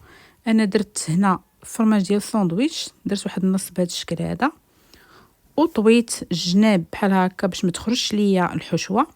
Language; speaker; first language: Arabic; native; Arabic